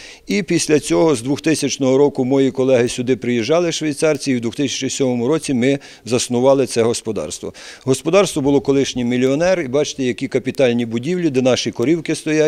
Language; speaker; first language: Ukrainian; native; Ukrainian